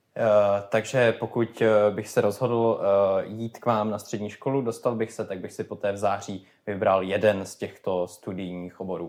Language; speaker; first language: Czech; native; Czech